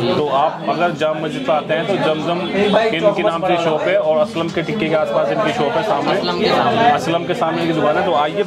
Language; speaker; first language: Hindi; native; Hindi